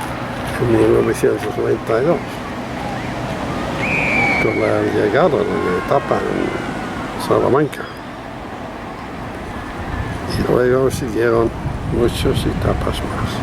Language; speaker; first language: Spanish; non-native, fluent; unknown